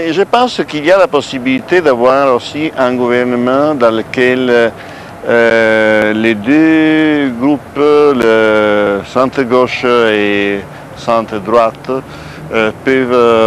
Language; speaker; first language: French; non-native, fluent; Italian